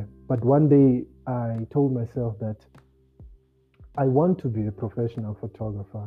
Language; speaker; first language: English; non-native, local second language; Xhosa